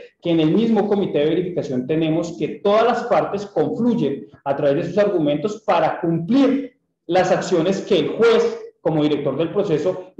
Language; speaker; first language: Spanish; native; Spanish